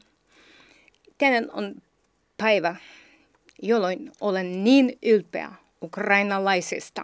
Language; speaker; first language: Finnish; non-native, learner; Ukrainian